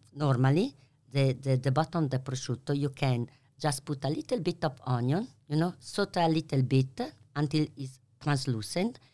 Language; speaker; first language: English; non-native, learner; Italian